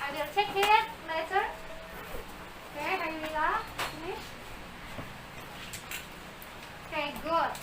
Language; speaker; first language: English; non-native, fluent; Indonesian